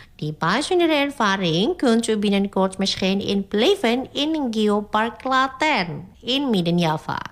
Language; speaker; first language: Dutch; non-native, fluent; Indonesian